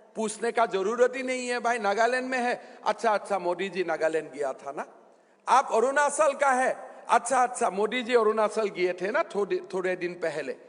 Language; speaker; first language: Hindi; non-native, local second language; Assamese